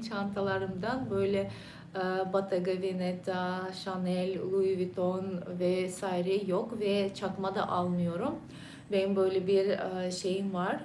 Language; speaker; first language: Turkish; non-native, fluent; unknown